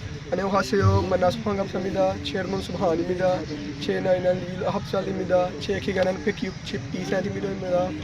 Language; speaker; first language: Korean; non-native, learner; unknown